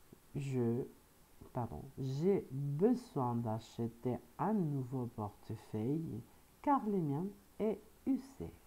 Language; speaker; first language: French; non-native, fluent; Spanish